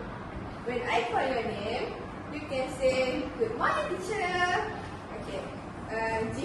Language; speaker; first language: English; non-native, learner; Malay